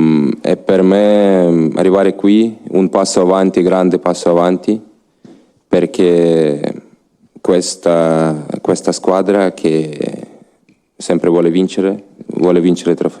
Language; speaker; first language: Italian; non-native, learner; Ukrainian